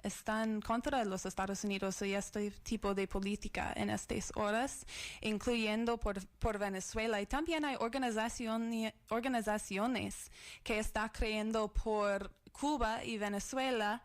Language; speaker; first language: Spanish; non-native, learner; English